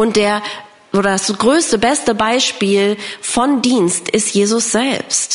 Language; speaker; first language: German; non-native, fluent; English